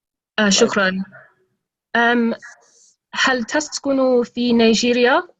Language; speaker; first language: Arabic; non-native, learner; English